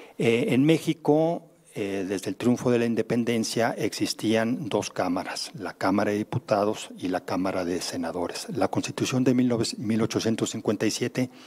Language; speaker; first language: Spanish; native; Spanish